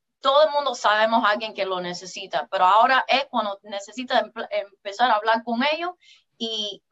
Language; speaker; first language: Spanish; early bilingual, heritage; English